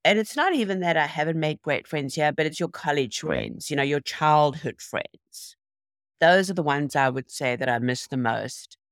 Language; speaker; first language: English; native; English